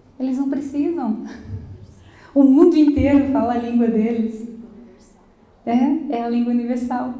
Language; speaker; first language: Portuguese; native; Portuguese